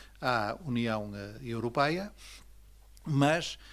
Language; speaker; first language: Portuguese; native; Portuguese